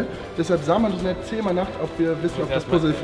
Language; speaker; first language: German; native; German